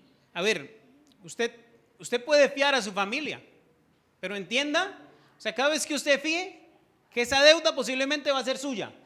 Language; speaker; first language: Spanish; native; Spanish